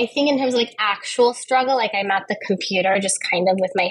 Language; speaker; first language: English; native; English